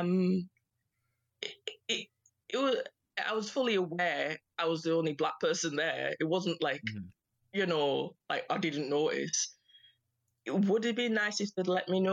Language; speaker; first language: English; native; English